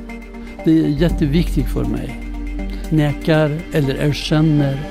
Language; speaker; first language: Swedish; non-native, learner; Persian